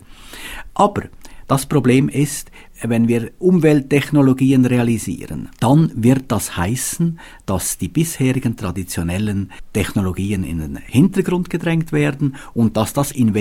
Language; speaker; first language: German; native; German